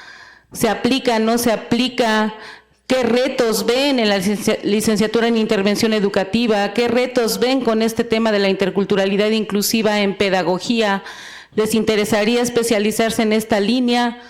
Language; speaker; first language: Spanish; native; Spanish